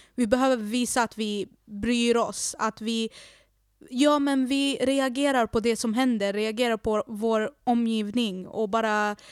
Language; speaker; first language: Swedish; native; Swedish